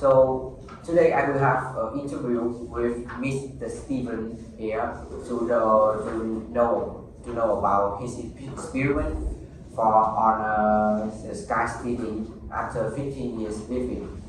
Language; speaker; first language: English; non-native, learner; Vietnamese